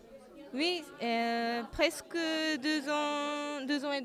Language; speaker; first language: French; non-native, learner; Japanese